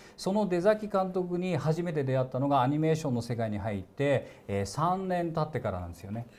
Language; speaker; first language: Japanese; native; Japanese